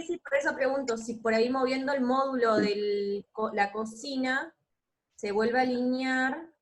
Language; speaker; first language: Spanish; native; Spanish